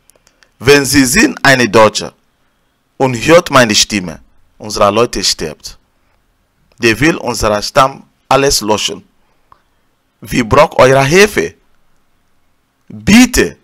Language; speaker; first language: German; non-native, learner; Igbo